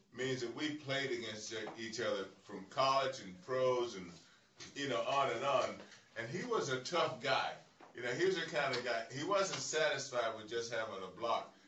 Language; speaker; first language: English; native; English